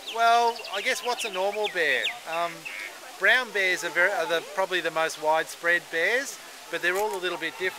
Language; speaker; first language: English; native; English